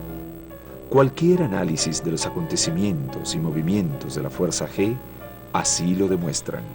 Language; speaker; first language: Spanish; native; Spanish